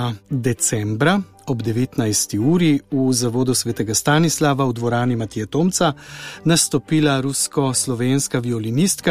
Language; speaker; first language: Slovenian; native; Slovenian